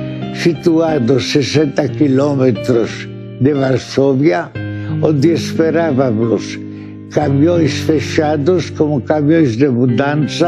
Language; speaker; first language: Portuguese; non-native, fluent; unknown